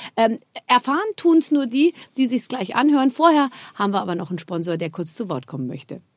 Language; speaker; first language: German; native; German